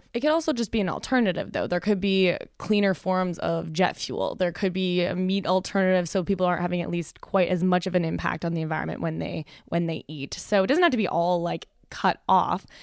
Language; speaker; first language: English; native; English